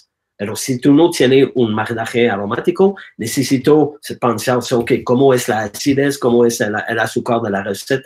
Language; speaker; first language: Spanish; non-native, learner; French